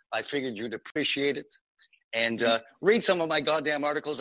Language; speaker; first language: English; non-native, fluent; French